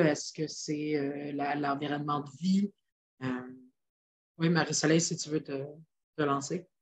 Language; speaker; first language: French; native; French